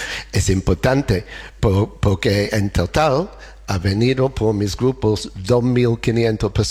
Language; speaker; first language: Spanish; non-native, learner; English